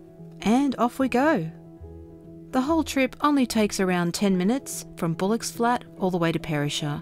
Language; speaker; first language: English; native; English